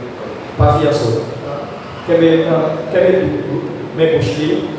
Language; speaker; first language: Portuguese; non-native, learner; Haitian Creole